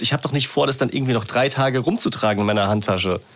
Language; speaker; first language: German; native; German